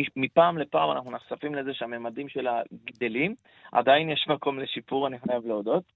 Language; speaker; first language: Hebrew; early bilingual, other home language; Arabic